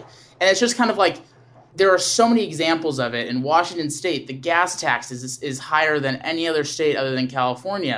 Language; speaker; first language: English; native; English